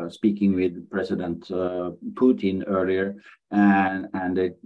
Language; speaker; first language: English; non-native, fluent; Norwegian